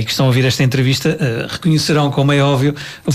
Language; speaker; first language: Portuguese; native; Portuguese